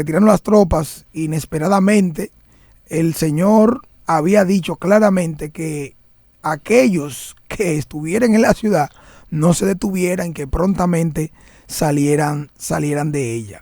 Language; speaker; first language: Spanish; native; Spanish